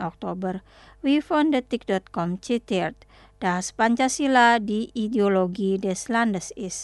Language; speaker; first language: German; non-native, fluent; Indonesian